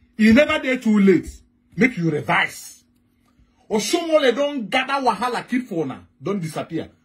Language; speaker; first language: Nigerian Pidgin; non-native, local second language; Igbo